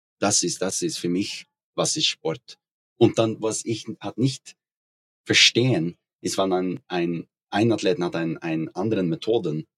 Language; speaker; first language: German; non-native, learner; Norwegian